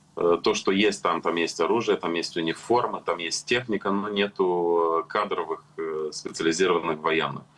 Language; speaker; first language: Russian; non-native, local second language; Romanian